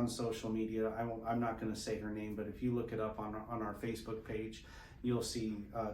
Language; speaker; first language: English; native; English